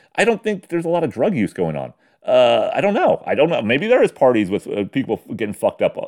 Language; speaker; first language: English; native; English